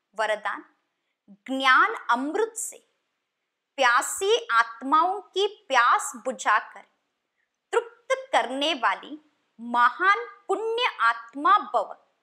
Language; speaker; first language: Hindi; non-native, local second language; Kannada